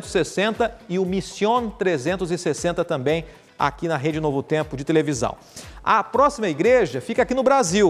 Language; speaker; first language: Portuguese; native; Portuguese